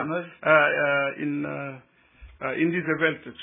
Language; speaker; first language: German; non-native, learner; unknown